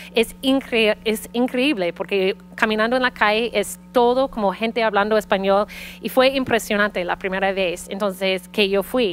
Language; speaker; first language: Spanish; early bilingual, heritage; Spanish